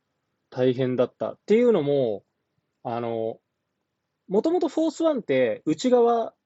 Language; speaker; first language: Japanese; native; Japanese